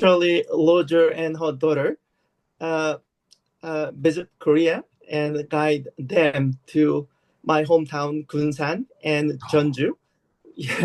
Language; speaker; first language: English; non-native, learner; Korean